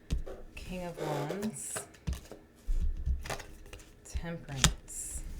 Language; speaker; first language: English; native; English